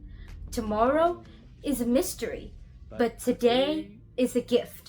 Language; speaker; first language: English; non-native, learner; Indonesian